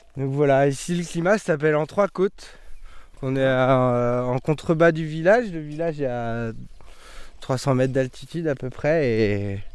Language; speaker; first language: French; native; French